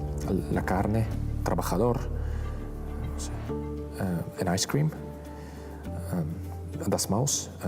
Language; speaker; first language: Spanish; non-native, fluent; Russian